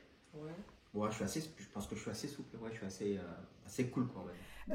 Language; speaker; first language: French; native; French